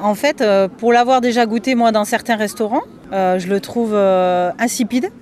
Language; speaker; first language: French; early bilingual, other home language; Spanish